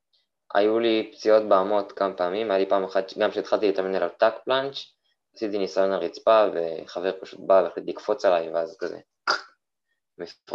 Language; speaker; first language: Hebrew; native; Hebrew